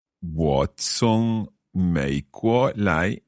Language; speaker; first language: Chinese; non-native, learner; English